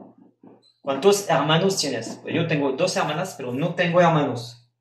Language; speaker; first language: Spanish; non-native, fluent; French